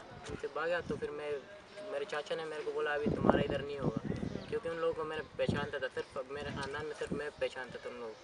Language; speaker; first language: Hindi; non-native, fluent; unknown